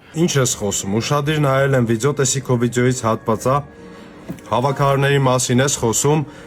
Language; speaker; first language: Armenian; native; Armenian